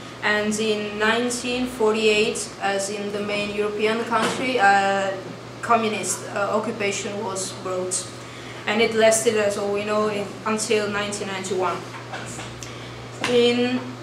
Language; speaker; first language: English; non-native, fluent; Italian